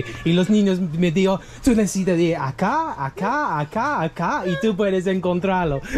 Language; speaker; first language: Spanish; non-native, learner; English